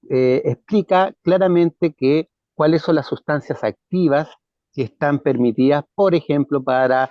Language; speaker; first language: Spanish; native; Spanish